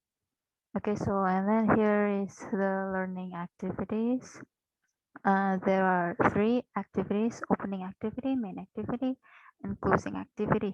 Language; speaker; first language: English; non-native, fluent; Indonesian